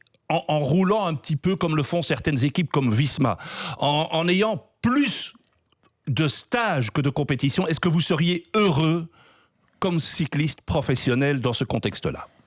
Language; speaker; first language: French; native; French